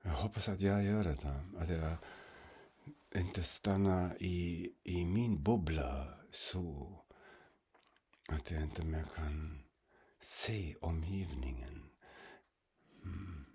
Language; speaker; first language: Swedish; non-native, fluent; German